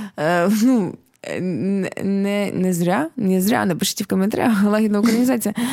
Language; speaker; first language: Ukrainian; non-native, local second language; Russian